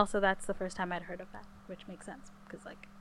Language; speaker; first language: English; native; English